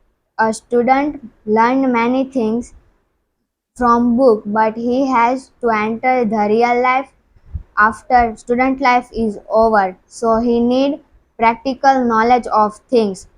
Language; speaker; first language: English; non-native, learner; Gujarati